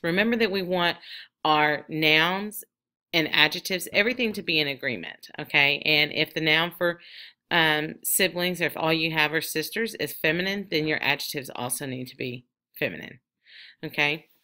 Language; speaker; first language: English; native; English